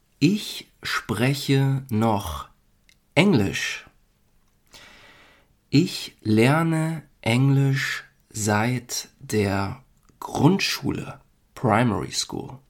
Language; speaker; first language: German; native; German